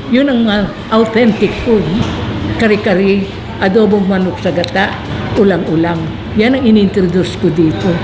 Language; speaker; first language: Filipino; native; Filipino